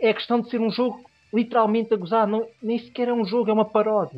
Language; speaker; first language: Portuguese; native; Portuguese